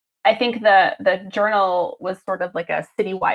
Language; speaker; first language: English; native; English